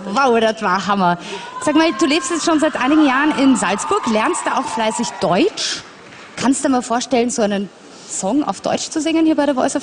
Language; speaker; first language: German; native; German